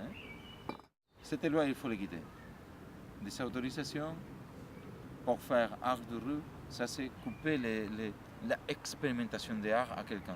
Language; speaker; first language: French; non-native, learner; Spanish